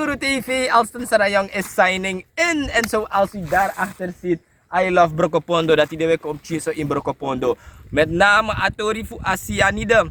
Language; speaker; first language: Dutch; non-native, local second language; Sranan Tongo